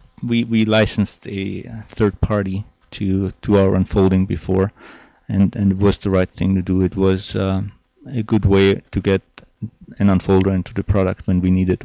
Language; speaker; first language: English; non-native, fluent; German